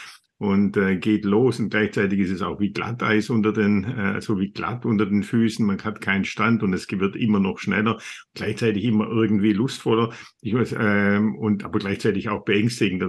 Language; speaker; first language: German; native; German